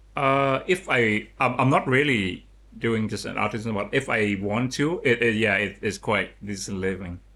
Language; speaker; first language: English; non-native, learner; Lao